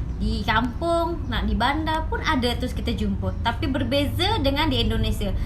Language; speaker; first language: Malay; native; Malay